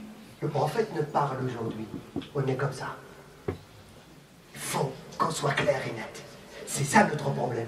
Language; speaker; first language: French; non-native, fluent; Arabic